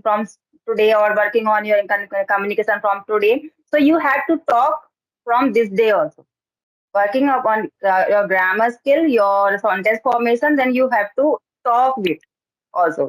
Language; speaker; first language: English; non-native, learner; Hindi